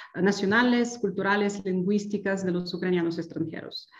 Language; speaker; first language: Spanish; non-native, fluent; Ukrainian